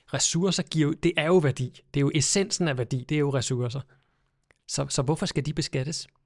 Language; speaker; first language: Danish; native; Danish